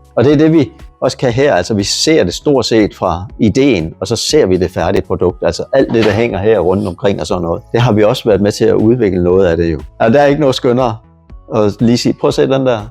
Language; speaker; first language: Danish; native; Danish